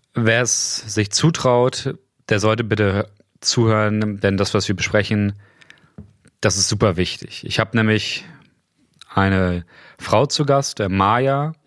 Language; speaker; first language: German; native; German